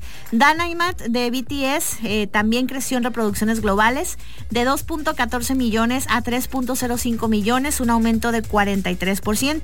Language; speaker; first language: Spanish; native; Spanish